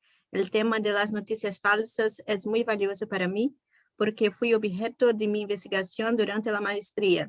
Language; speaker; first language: Spanish; non-native, fluent; Portuguese